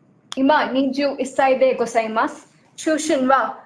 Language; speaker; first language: Japanese; non-native, learner; Malayalam